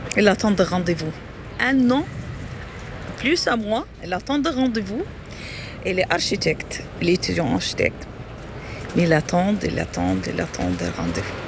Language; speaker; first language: French; non-native, learner; Arabic